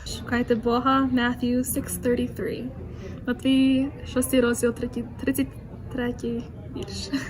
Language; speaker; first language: Ukrainian; early bilingual, other home language; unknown